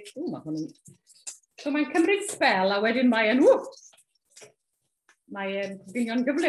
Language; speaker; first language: Welsh; native; Welsh